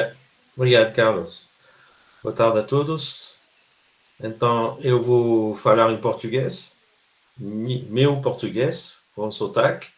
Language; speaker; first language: Portuguese; non-native, fluent; French